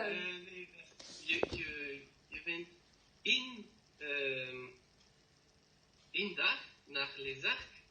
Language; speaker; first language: Dutch; non-native, learner; French